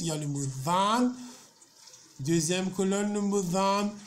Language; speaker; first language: French; non-native, local second language; Morisyen